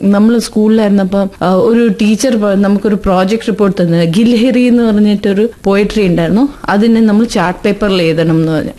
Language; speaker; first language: Malayalam; early bilingual, heritage; Malayalam